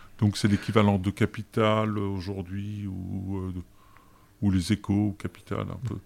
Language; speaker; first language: French; early bilingual, other home language; German